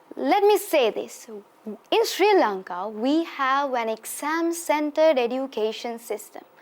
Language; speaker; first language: English; non-native, local second language; Sinhala